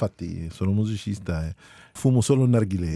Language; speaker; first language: Italian; non-native, fluent; Arabic